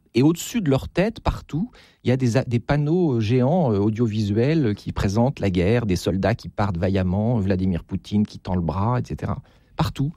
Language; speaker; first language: French; native; French